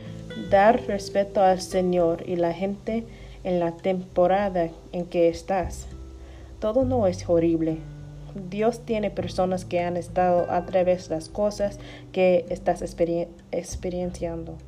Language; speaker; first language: Spanish; non-native, learner; English